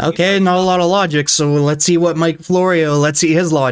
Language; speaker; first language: English; native; English